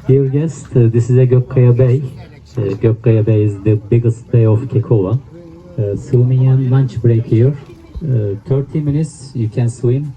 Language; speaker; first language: English; non-native, learner; Turkish